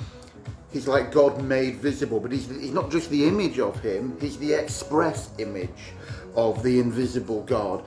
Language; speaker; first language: English; native; English